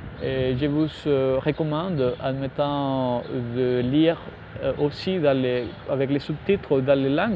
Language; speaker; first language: French; non-native, fluent; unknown